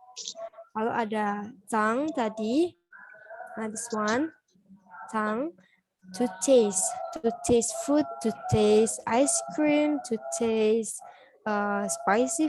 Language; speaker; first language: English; non-native, learner; Indonesian